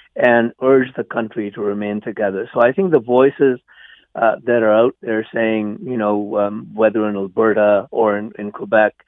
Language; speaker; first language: English; non-native, local second language; Punjabi